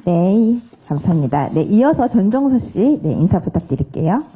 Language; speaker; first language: Korean; native; Korean